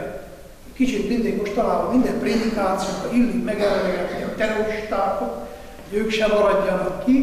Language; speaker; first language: Hungarian; non-native, fluent; Italian